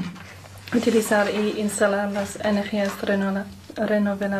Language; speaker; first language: Spanish; non-native, learner; English